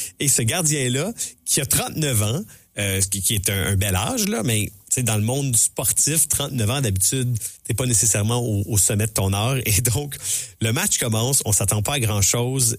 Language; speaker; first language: French; native; French